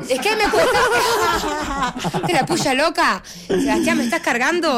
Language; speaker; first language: Spanish; native; Spanish